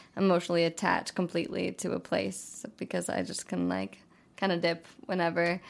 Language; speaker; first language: English; native; English